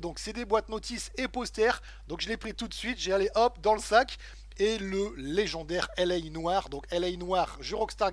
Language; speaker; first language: French; native; French